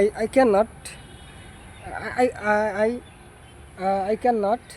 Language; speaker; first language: English; non-native, learner; Bangla